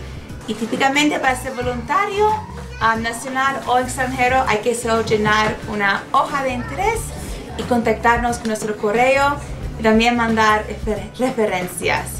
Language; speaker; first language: Spanish; non-native, fluent; English